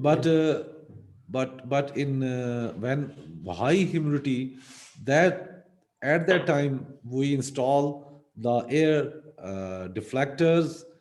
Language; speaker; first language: English; non-native, local second language; Urdu